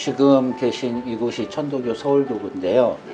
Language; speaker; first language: Korean; native; Korean